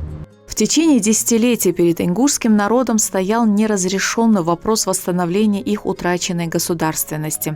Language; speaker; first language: Russian; native; Russian